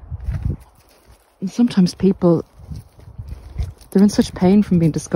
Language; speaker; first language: English; native; English